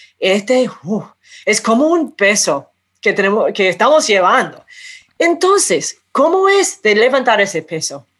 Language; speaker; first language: Spanish; non-native, fluent; English